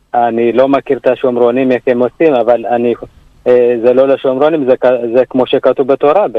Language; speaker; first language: Hebrew; early bilingual, other home language; Amharic